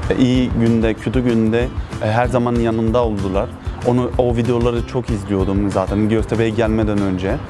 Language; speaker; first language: Turkish; early bilingual, heritage; Turkish